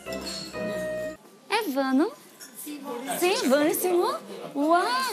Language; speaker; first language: Italian; non-native, learner; Korean